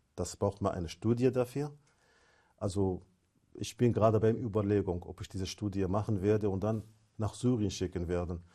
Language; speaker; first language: German; non-native, fluent; Arabic